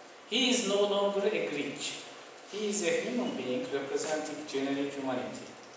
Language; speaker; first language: English; non-native, fluent; Turkish